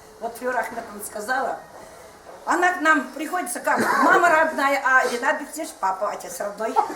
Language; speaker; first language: Russian; non-native, local second language; Udmurt